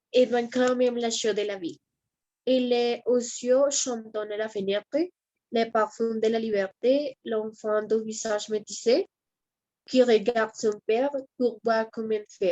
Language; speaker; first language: French; non-native, learner; Spanish